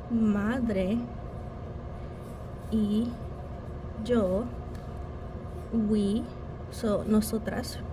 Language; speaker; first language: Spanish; non-native, fluent; English